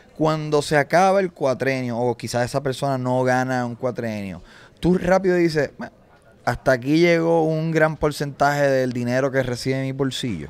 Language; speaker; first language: Spanish; native; Spanish